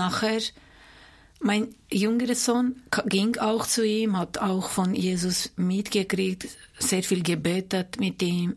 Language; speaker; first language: German; non-native, fluent; Armenian